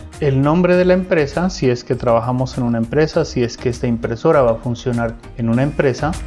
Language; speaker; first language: Spanish; native; Spanish